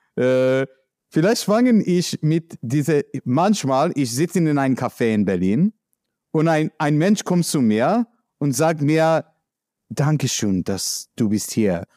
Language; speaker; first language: German; non-native, learner; English